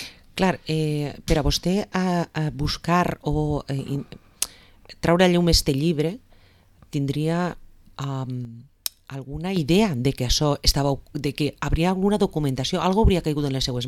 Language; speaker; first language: Catalan; native; Catalan